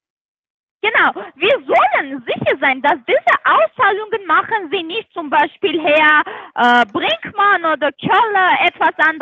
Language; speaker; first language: German; non-native, learner; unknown